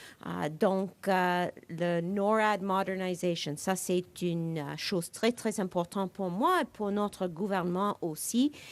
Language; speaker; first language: French; non-native, local second language; English